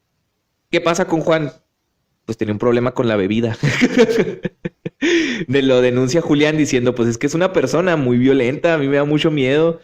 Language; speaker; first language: Spanish; native; Spanish